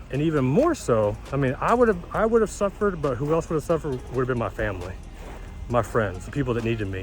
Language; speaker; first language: English; native; English